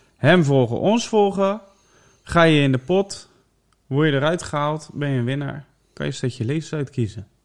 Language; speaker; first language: Dutch; native; Dutch